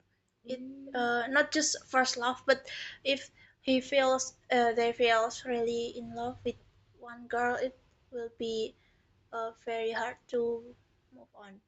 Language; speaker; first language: English; non-native, learner; Indonesian